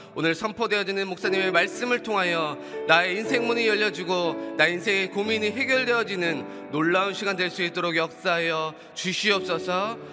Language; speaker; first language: Korean; native; Korean